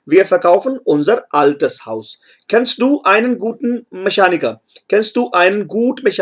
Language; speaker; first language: German; non-native, fluent; Hindi